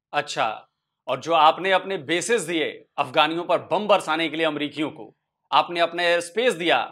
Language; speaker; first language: Hindi; native; Hindi